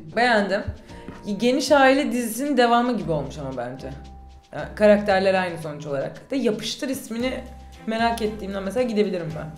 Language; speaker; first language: Turkish; native; Turkish